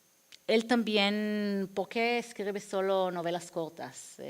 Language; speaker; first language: Spanish; non-native, fluent; Hebrew